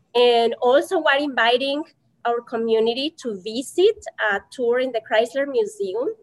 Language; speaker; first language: English; non-native, fluent; Spanish